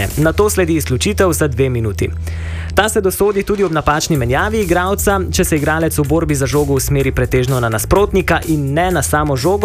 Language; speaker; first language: Slovenian; native; Slovenian